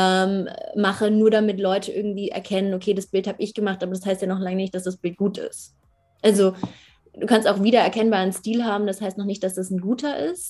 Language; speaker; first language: German; native; German